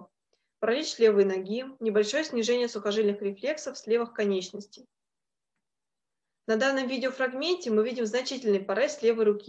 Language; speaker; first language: Russian; native; Russian